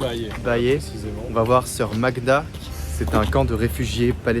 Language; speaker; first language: French; native; French